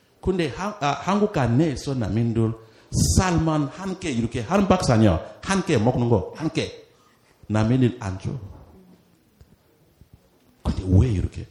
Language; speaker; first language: Korean; non-native, learner; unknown